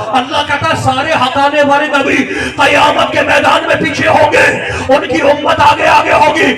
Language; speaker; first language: Urdu; native; Urdu